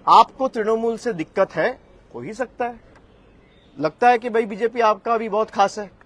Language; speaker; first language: Hindi; non-native, local second language; Bangla